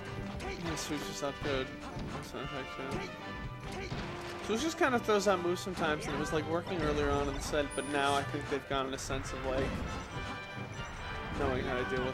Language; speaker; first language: English; native; English